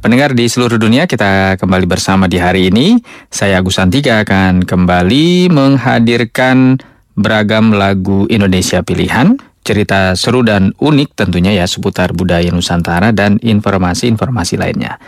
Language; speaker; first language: Indonesian; native; Indonesian